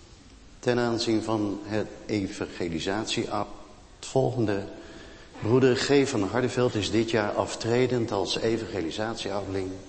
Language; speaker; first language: Dutch; native; Dutch